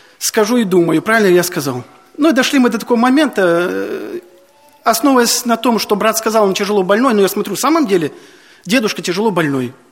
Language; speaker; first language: Russian; native; Russian